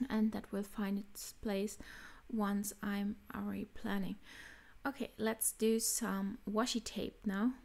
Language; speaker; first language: English; non-native, fluent; German